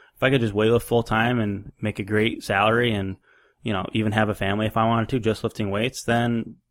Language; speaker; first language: English; native; English